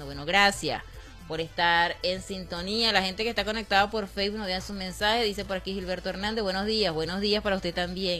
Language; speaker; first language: Spanish; native; Spanish